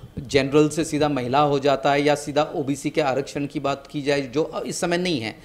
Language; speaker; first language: Hindi; non-native, local second language; Marathi